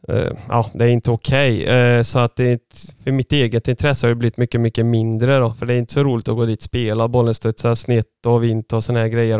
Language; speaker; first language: Swedish; early bilingual, other home language; Bosnian